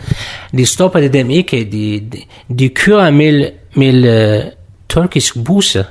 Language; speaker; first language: Danish; non-native, learner; Kurdish